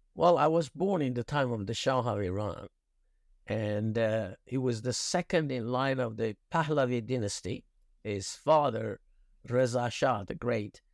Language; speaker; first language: English; non-native, fluent; Persian